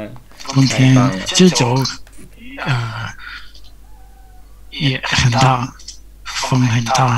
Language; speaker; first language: Chinese; non-native, learner; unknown